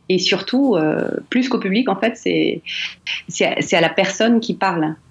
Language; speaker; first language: French; native; French